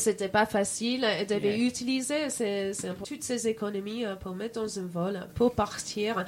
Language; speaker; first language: French; non-native, fluent; English